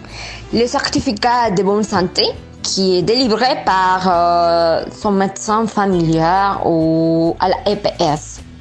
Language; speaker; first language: French; non-native, learner; Spanish